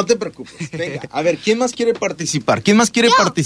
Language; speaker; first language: Spanish; native; Spanish